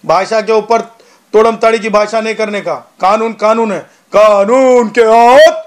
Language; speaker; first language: Hindi; non-native, local second language; Marathi